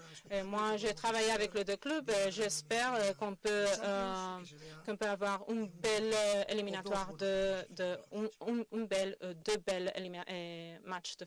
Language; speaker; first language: French; non-native, fluent; Spanish